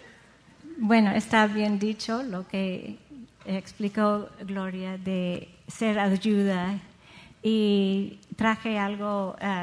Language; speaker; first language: Spanish; non-native, fluent; English